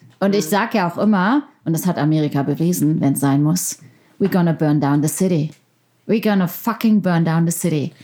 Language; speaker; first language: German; early bilingual, other home language; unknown